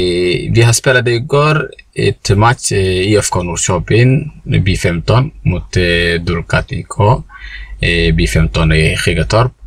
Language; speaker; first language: Swedish; non-native, learner; Somali